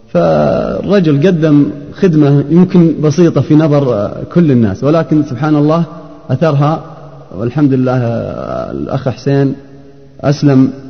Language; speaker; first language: Arabic; native; Arabic